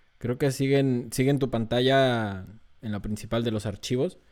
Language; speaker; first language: Spanish; native; Spanish